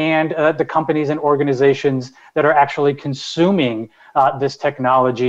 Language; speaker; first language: English; native; English